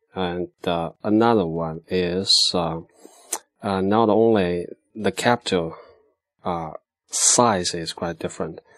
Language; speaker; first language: English; non-native, fluent; Chinese